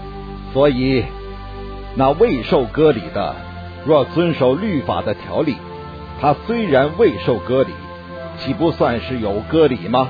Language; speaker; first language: Chinese; native; Chinese